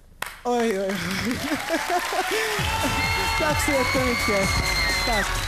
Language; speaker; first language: Swedish; non-native, fluent; Maltese